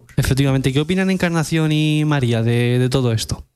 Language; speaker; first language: Spanish; native; Spanish